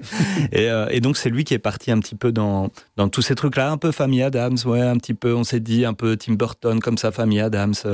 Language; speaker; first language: French; native; French